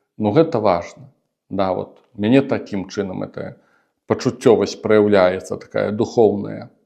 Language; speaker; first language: Belarusian; non-native, local second language; Russian